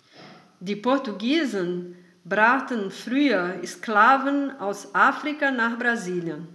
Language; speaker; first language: German; non-native, fluent; Portuguese